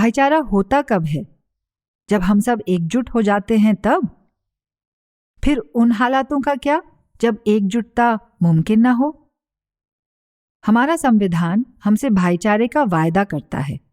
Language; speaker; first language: Hindi; native; Hindi